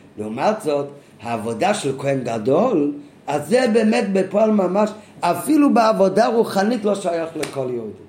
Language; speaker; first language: Hebrew; non-native, fluent; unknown